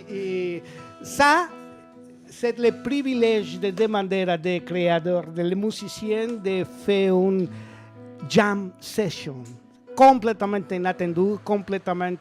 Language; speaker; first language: French; non-native, learner; Spanish